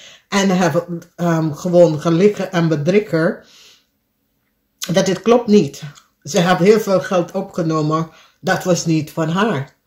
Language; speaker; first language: Dutch; non-native, learner; English